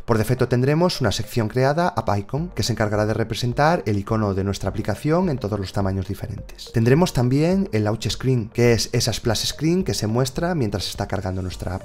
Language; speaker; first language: Spanish; native; Spanish